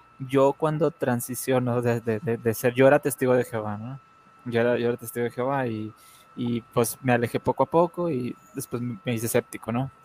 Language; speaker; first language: Spanish; native; Spanish